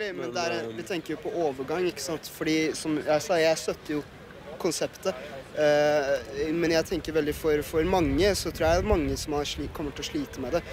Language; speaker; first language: Norwegian; native; Norwegian